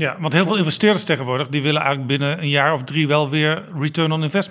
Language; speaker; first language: Dutch; native; Dutch